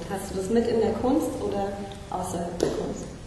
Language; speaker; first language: German; native; German